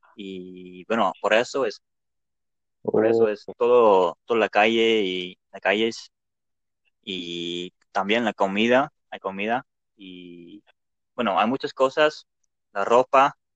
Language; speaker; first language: Spanish; non-native, fluent; Dutch